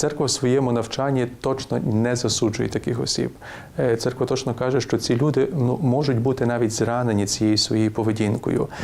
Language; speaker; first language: Ukrainian; native; Ukrainian